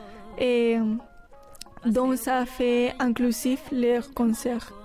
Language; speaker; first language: French; non-native, fluent; Spanish